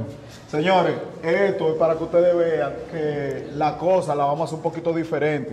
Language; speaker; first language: Spanish; native; Spanish